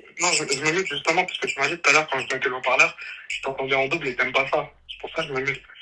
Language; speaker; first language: French; early bilingual, other home language; Arabic